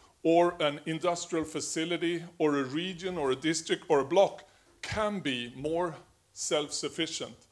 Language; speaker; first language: English; non-native, fluent; Swedish